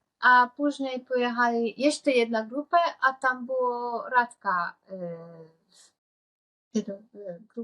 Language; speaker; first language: Polish; non-native, learner; Hungarian